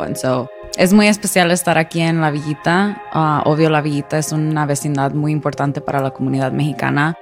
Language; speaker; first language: Spanish; early bilingual, heritage; Spanish